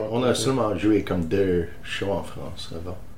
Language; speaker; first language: French; non-native, fluent; English